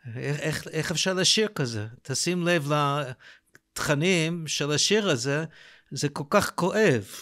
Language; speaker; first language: Hebrew; non-native, fluent; English